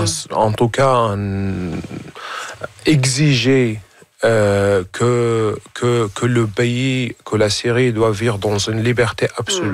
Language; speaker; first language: French; non-native, fluent; Arabic